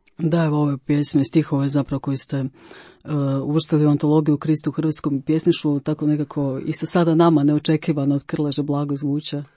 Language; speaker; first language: Croatian; native; Croatian